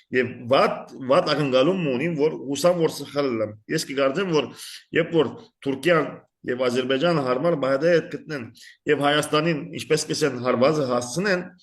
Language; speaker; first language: Armenian; early bilingual, heritage; Armenian